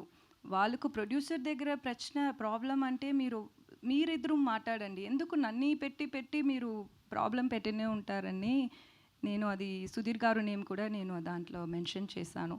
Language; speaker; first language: Telugu; non-native, learner; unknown